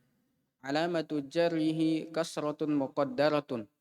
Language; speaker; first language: Arabic; non-native, learner; Indonesian